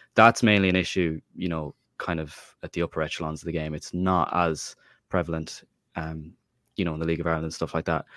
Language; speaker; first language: English; native; English